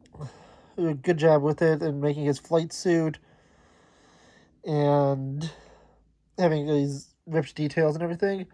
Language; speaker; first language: English; native; English